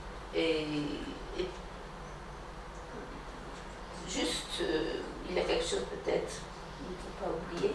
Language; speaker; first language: French; non-native, fluent; Turkish